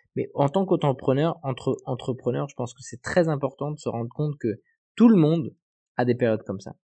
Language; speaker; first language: French; native; French